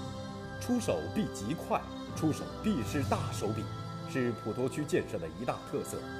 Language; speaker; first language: Chinese; native; Chinese